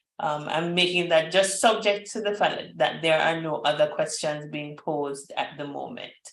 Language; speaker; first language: English; native; English